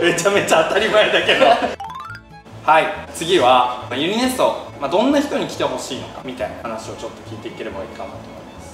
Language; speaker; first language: Japanese; native; Japanese